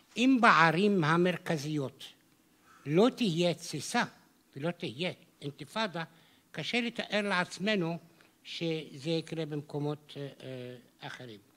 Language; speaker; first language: Hebrew; non-native, local second language; Arabic